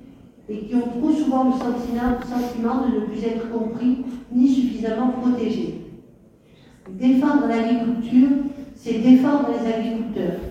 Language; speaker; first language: French; native; French